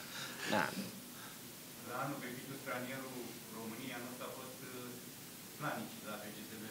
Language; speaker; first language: Romanian; native; Romanian